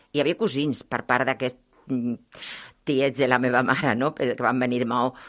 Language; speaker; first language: Catalan; non-native, local second language; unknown